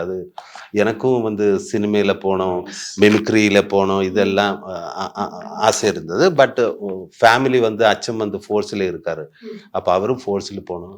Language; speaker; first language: Tamil; non-native, learner; Malayalam